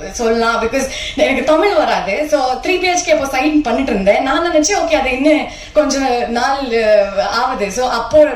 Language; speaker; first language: Tamil; non-native, learner; Kannada